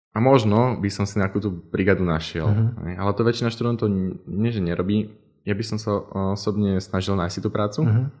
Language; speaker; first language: Slovak; native; Slovak